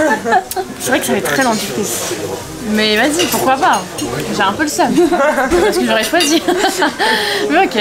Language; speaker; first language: French; native; French